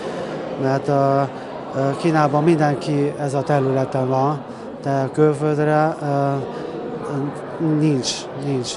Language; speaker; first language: Hungarian; non-native, learner; Chinese